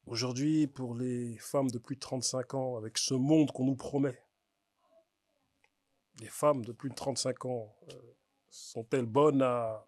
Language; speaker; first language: French; early bilingual, other home language; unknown